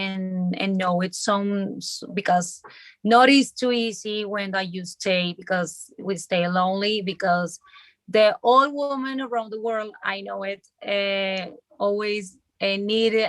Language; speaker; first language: English; non-native, learner; Spanish